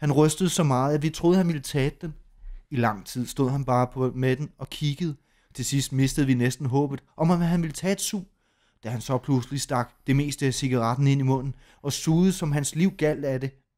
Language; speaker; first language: Danish; native; Danish